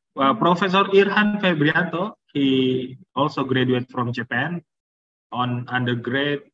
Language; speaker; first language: English; non-native, fluent; Indonesian